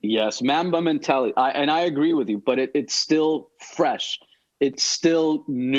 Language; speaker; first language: English; native; English